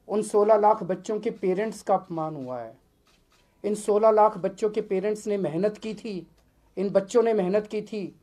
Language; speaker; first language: Hindi; native; Hindi